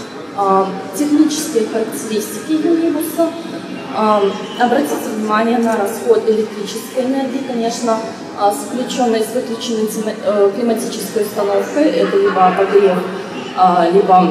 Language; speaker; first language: Russian; native; Russian